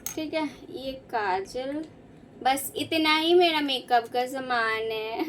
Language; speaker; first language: Hindi; non-native, local second language; Bangla